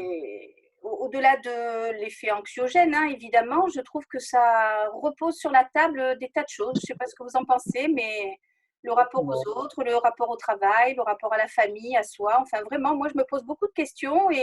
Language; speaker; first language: French; native; French